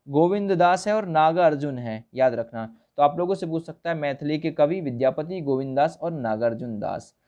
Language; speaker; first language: Hindi; native; Hindi